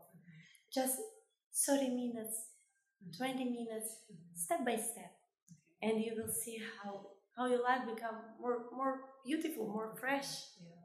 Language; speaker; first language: English; non-native, fluent; Albanian